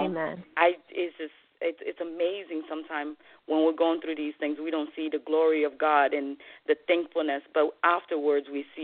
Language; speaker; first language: English; non-native, fluent; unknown